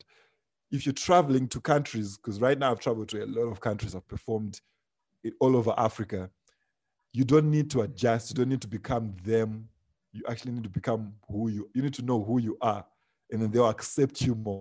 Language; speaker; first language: English; non-native, local second language; Shona